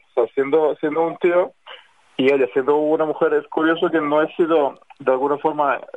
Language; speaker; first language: Spanish; non-native, fluent; Serbian